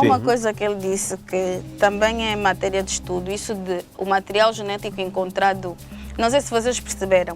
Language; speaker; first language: Portuguese; native; Portuguese